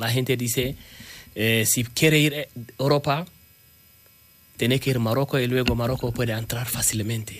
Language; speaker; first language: Spanish; non-native, learner; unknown